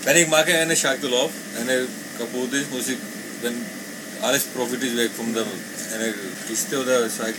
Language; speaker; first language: German; non-native, local second language; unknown